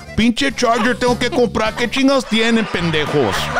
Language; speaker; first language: Spanish; early bilingual, other home language; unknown